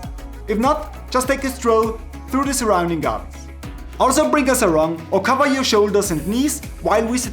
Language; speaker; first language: English; non-native, fluent; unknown